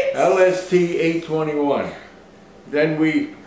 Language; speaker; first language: English; native; English